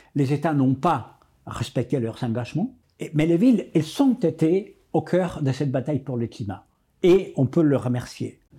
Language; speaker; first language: French; non-native, fluent; Spanish